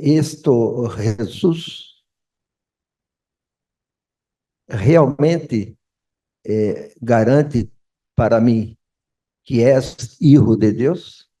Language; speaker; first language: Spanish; non-native, learner; Portuguese